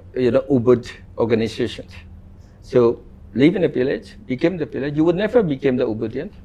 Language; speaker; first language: English; non-native, fluent; Indonesian